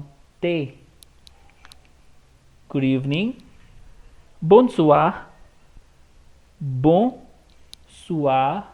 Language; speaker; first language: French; non-native, fluent; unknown